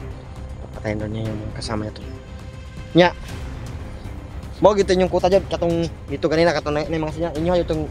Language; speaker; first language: Filipino; non-native, local second language; Cebuano